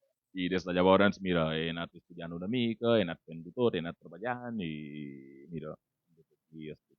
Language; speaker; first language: Catalan; non-native, fluent; Wolof